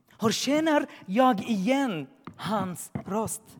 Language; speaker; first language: Swedish; non-native, learner; Arabic